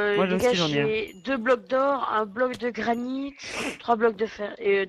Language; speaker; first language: French; native; French